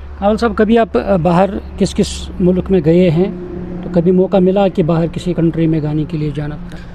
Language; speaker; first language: Hindi; non-native, local second language; Kashmiri